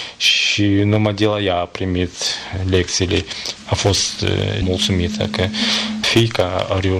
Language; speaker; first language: Romanian; non-native, learner; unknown